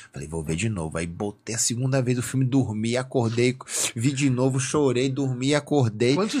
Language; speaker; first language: Portuguese; native; Portuguese